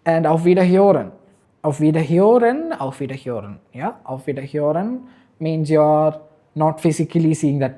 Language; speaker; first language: German; non-native, fluent; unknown